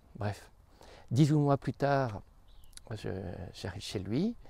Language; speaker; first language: French; native; French